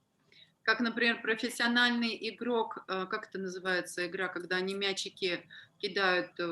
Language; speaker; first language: Russian; native; Russian